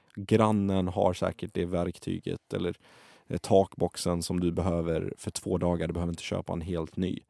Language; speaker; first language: Swedish; early bilingual, other home language; Arabic